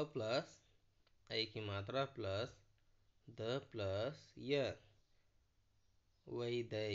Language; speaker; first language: Hindi; non-native, local second language; Kannada